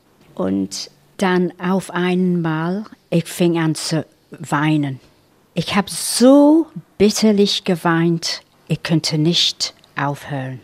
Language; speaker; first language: German; non-native, fluent; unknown